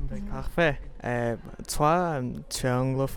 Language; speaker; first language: French; non-native, learner; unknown